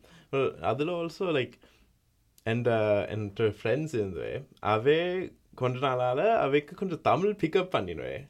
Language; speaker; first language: Tamil; early bilingual, heritage; Tamil